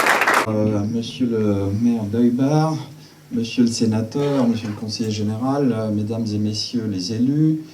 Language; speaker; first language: French; native; French